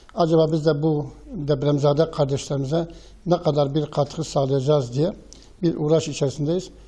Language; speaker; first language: Turkish; native; Turkish